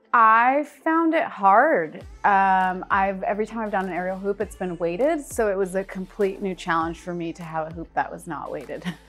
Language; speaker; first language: English; native; English